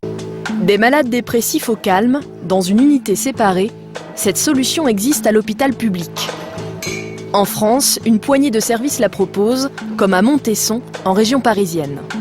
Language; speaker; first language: French; native; French